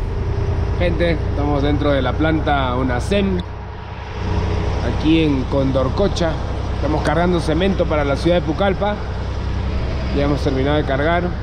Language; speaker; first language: Spanish; native; Spanish